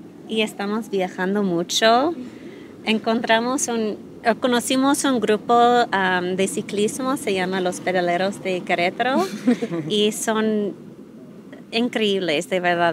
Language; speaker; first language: Spanish; non-native, fluent; English